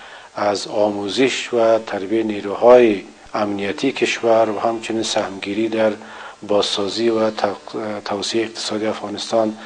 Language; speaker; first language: Persian; native; Persian